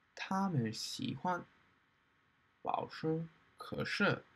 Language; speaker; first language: Chinese; non-native, fluent; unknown